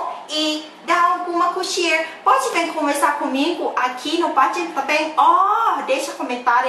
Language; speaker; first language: Portuguese; non-native, fluent; Thai